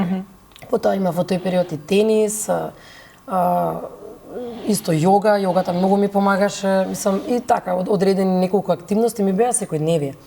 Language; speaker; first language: Macedonian; native; Macedonian